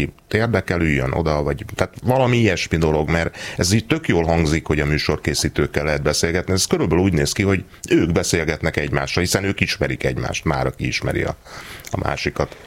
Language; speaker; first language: Hungarian; native; Hungarian